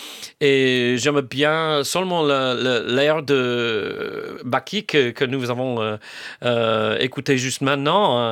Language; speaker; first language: French; non-native, fluent; English